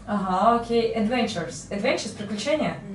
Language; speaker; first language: English; non-native, fluent; Russian